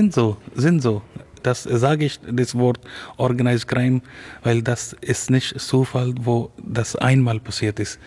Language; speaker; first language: German; non-native, learner; Urdu